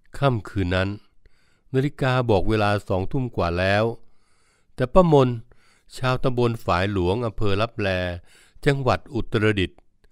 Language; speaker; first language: Thai; native; Thai